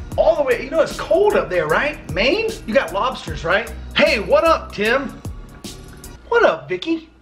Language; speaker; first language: English; native; English